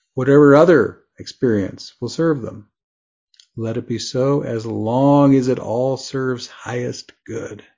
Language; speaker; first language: English; native; English